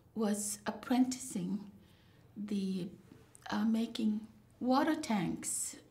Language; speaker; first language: English; non-native, local second language; Japanese